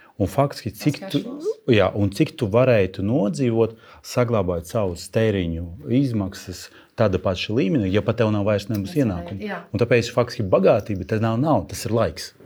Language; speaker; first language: Latvian; non-native, local second language; Russian